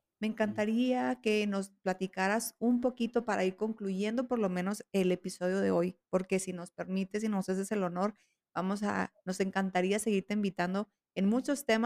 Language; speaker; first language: Spanish; native; Spanish